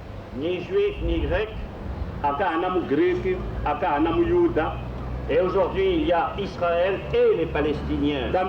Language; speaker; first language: French; non-native, fluent; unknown